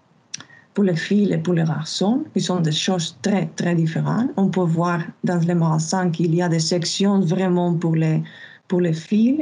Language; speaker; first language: French; non-native, fluent; Spanish